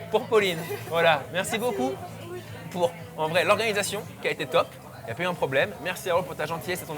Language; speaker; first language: French; native; French